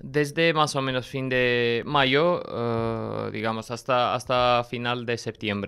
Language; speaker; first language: Spanish; non-native, learner; Armenian